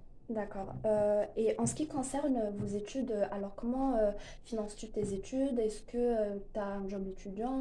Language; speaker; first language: French; native; French